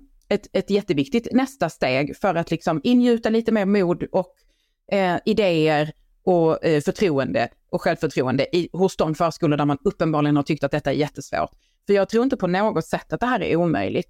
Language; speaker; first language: Swedish; native; Swedish